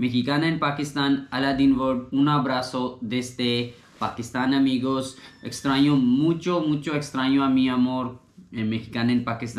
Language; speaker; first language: Spanish; non-native, learner; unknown